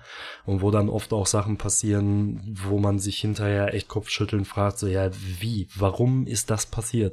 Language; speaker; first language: German; native; German